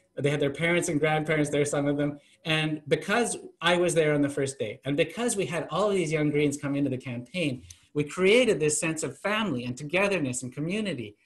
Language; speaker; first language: English; native; English